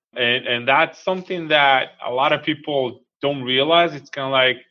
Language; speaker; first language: English; non-native, fluent; Hebrew